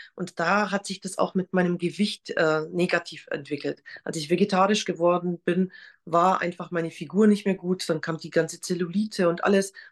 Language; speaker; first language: German; non-native, fluent; Polish